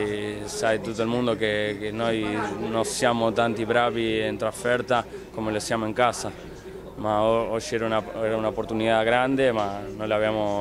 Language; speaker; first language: Italian; non-native, fluent; Spanish